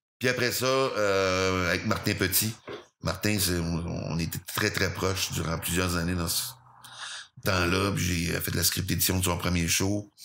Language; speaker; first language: French; native; French